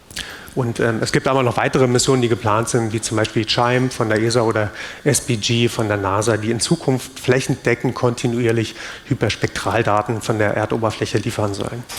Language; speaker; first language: German; native; German